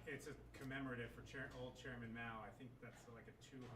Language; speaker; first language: English; native; English